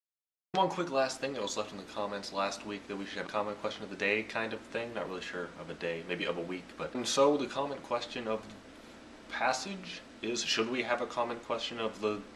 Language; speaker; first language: English; native; English